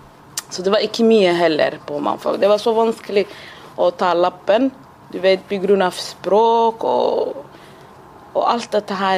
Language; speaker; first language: Norwegian; non-native, fluent; Somali